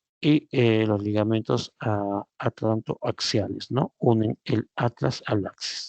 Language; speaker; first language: Spanish; native; Spanish